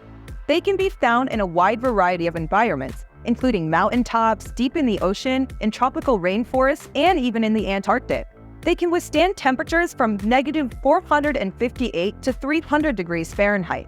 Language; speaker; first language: English; native; English